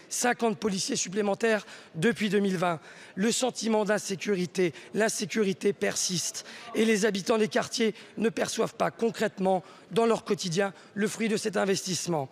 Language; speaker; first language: French; native; French